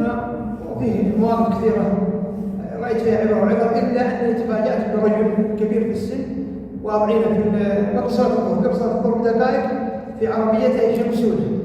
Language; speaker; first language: Arabic; native; Arabic